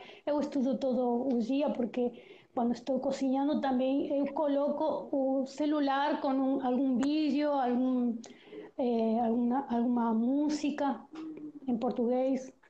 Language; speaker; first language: Portuguese; non-native, learner; Spanish